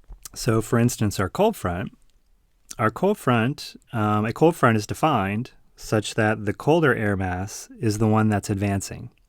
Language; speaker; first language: English; native; English